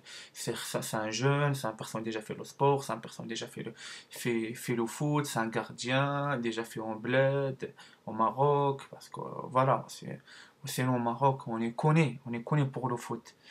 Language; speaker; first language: French; non-native, learner; Arabic